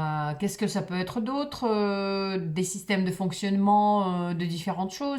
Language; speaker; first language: French; non-native, fluent; Russian